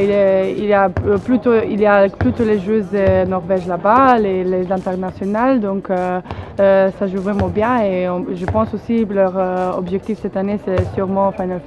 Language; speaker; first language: French; non-native, fluent; Slovenian